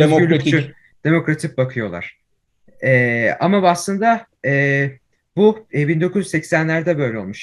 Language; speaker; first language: Turkish; early bilingual, heritage; Turkish